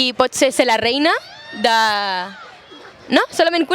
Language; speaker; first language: Catalan; native; Catalan